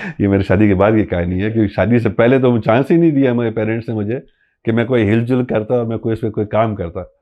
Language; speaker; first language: Urdu; non-native, local second language; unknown